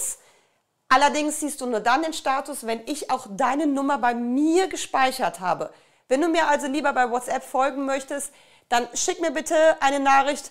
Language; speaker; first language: German; native; German